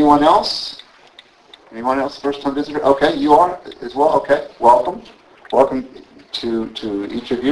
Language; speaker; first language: English; native; English